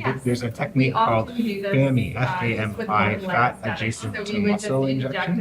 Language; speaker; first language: English; native; English